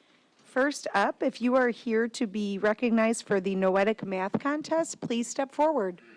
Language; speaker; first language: English; native; English